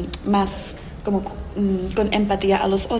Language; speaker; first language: Spanish; non-native, fluent; Czech